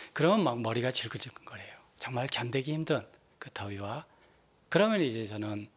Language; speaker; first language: Korean; native; Korean